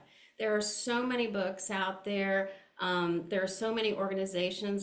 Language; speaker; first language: English; native; English